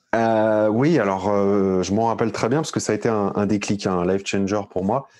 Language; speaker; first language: French; native; French